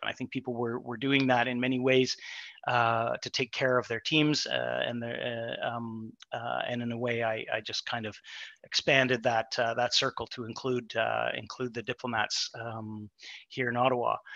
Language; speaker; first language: English; native; English